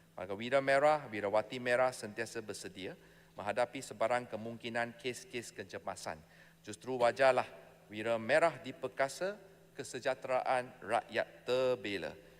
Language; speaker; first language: Malay; non-native, local second language; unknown